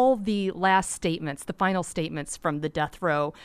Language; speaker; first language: English; early bilingual, other home language; Norwegian